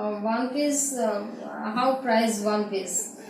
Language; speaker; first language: English; non-native, learner; Bangla